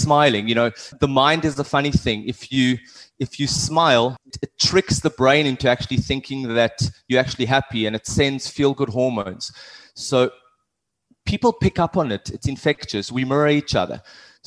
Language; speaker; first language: English; native; English